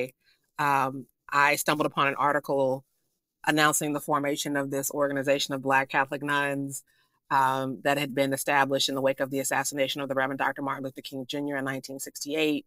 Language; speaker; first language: English; native; English